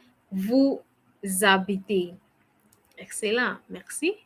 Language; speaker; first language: French; non-native, fluent; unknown